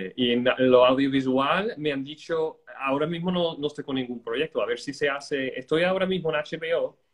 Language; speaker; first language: Spanish; non-native, fluent; English